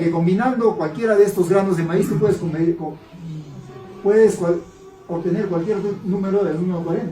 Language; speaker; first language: Spanish; native; Spanish